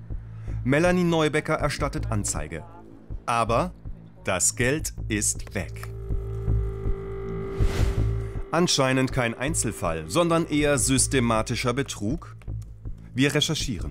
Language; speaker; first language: German; native; German